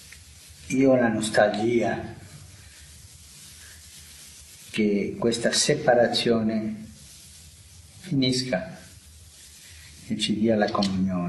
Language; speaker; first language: Italian; non-native, fluent; Spanish